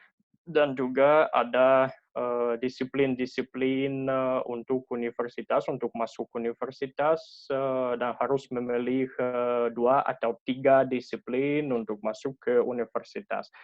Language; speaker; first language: Indonesian; non-native, learner; Russian